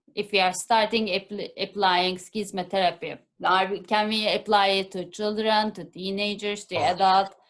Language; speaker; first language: English; non-native, fluent; Turkish